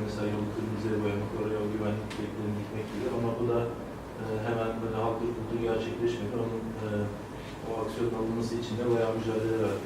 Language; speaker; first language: Turkish; native; Turkish